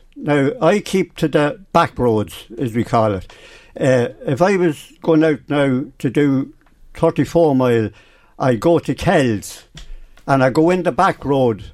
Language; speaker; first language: English; native; English